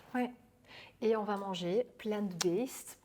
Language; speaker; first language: French; non-native, local second language; Dutch